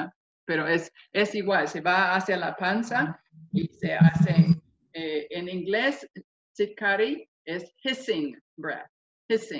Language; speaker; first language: Spanish; non-native, fluent; English